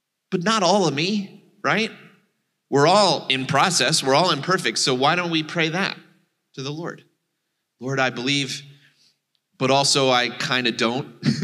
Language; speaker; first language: English; native; English